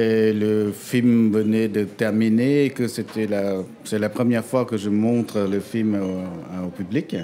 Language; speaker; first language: French; non-native, fluent; Khmer